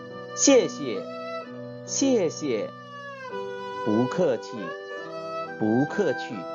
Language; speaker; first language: Chinese; non-native, fluent; Indonesian